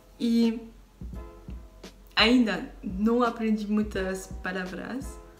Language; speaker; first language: Portuguese; non-native, learner; French